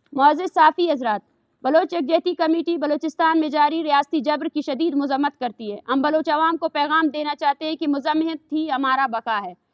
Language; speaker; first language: Urdu; non-native, local second language; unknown